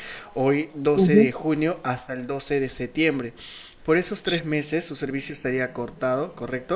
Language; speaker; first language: Spanish; native; Spanish